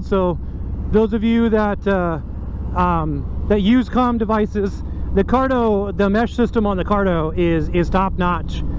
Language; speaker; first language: English; native; English